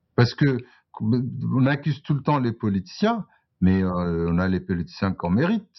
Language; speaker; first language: French; non-native, local second language; Arabic